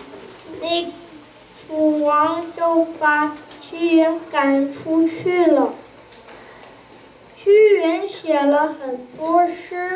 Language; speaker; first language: Chinese; early bilingual, heritage; Chinese